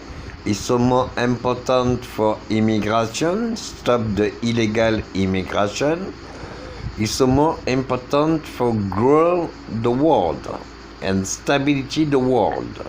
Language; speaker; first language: English; non-native, learner; French